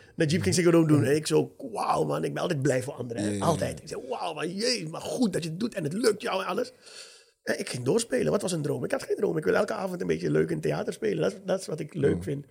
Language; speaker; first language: Dutch; native; Dutch